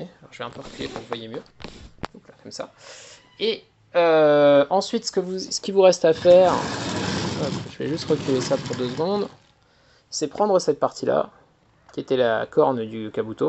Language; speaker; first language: French; native; French